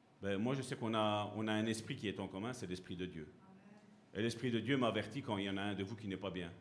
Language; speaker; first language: French; native; French